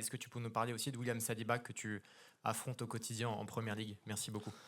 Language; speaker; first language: French; native; French